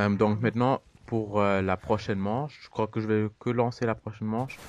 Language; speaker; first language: French; non-native, fluent; German